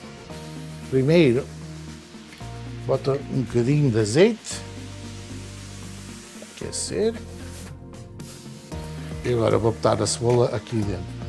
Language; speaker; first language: Portuguese; early bilingual, heritage; Portuguese